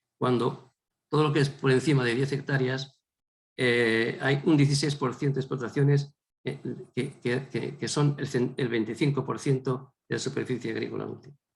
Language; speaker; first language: Spanish; non-native, fluent; Arabic